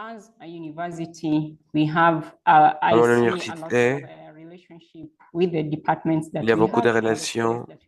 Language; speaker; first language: French; non-native, learner; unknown